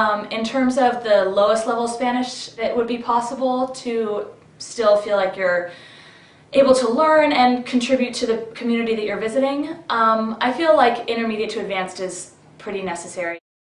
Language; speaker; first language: English; native; English